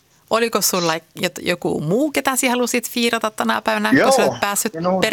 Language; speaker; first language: Finnish; early bilingual, heritage; Finnish